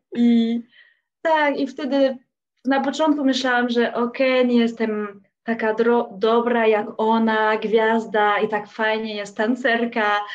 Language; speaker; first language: Polish; non-native, fluent; French